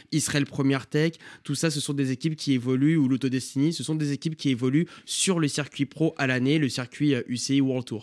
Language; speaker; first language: French; native; French